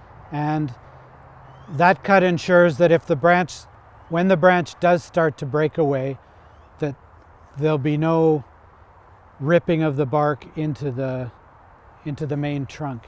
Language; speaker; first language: English; native; English